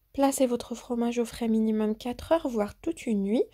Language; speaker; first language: French; non-native, local second language; Arabic